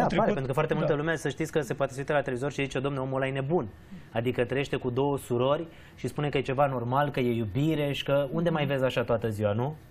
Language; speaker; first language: Romanian; native; Romanian